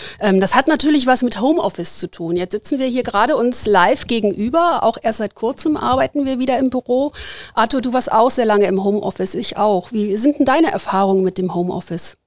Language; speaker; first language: German; native; German